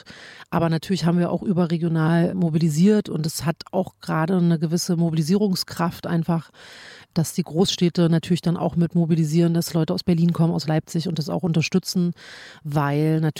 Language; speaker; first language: German; native; German